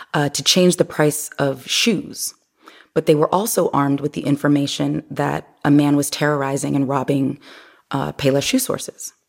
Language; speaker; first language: English; native; English